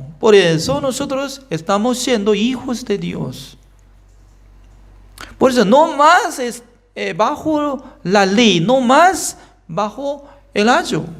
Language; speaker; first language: Spanish; non-native, fluent; Korean